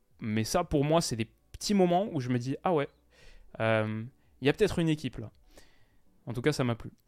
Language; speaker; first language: French; native; French